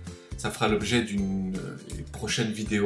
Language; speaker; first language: French; native; French